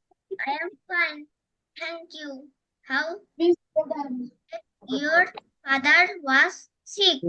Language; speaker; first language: English; non-native, learner; Bangla